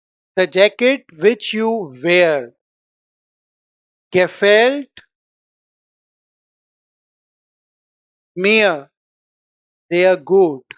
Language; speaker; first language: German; non-native, fluent; Hindi